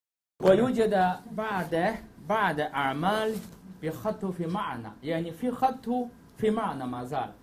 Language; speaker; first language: Arabic; non-native, learner; Chinese